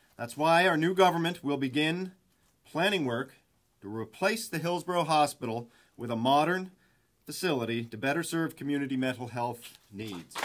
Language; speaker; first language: English; native; English